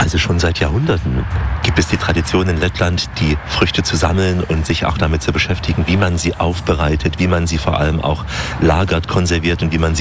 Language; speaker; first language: German; native; German